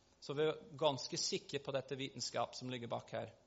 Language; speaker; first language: Norwegian; non-native, fluent; English